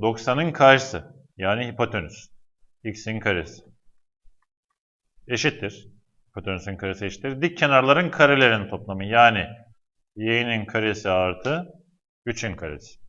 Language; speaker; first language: Turkish; native; Turkish